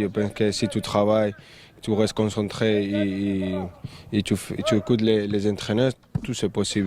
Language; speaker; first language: French; early bilingual, heritage; French